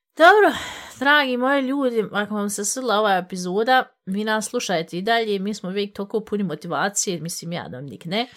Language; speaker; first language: Bosnian; early bilingual, heritage; Bosnian